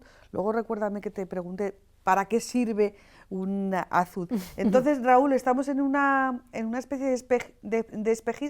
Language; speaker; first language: Spanish; native; Spanish